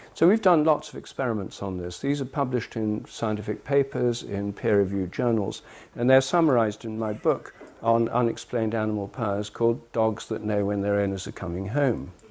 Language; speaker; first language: English; native; English